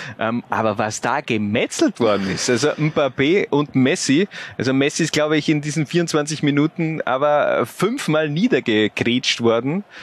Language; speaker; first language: German; native; German